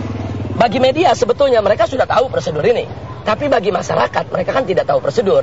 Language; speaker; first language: Indonesian; native; Indonesian